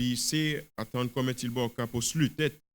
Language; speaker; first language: Swedish; non-native, fluent; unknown